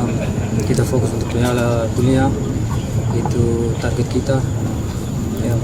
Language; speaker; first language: Indonesian; non-native, fluent; Dutch